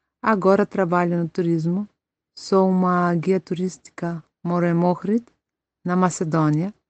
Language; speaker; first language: Portuguese; non-native, fluent; Macedonian